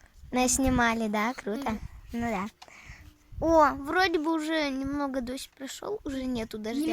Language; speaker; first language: Russian; native; Russian